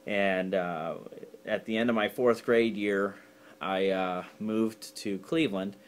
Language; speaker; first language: English; native; English